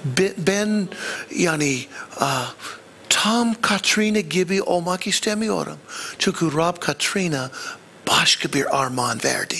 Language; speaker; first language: Turkish; non-native, fluent; English